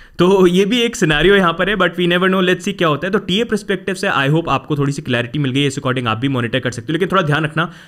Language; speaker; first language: Hindi; native; Hindi